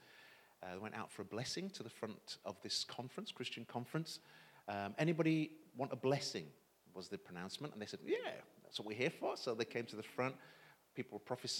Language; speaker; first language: English; native; English